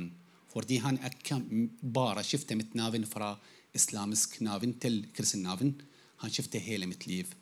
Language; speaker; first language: Norwegian; non-native, fluent; Arabic